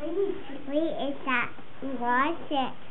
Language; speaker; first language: French; non-native, learner; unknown